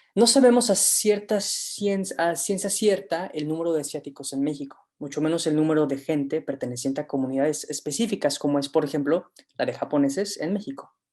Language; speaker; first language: Spanish; native; Spanish